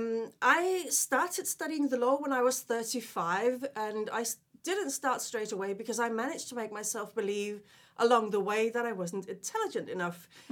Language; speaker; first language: English; non-native, fluent; Danish